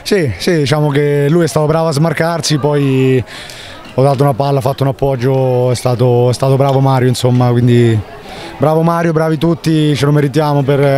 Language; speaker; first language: Italian; native; Italian